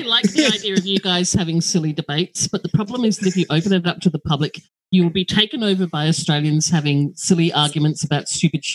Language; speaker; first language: English; native; English